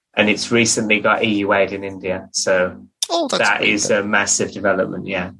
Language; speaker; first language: English; native; English